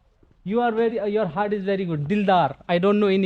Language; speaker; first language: English; non-native, learner; Hindi